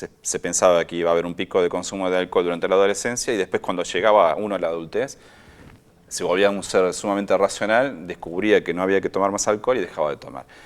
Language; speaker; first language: Spanish; native; Spanish